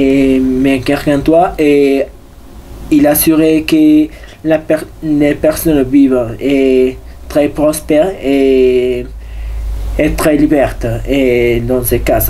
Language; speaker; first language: French; non-native, learner; Spanish